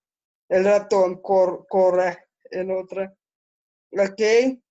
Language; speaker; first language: Spanish; non-native, learner; Russian